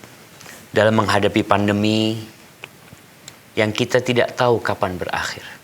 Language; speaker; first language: Malay; native; Malay